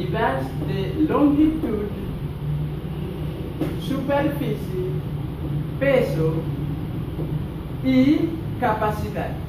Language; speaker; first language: Spanish; non-native, fluent; Haitian Creole